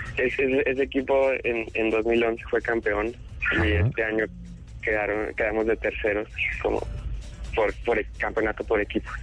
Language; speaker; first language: Spanish; native; Spanish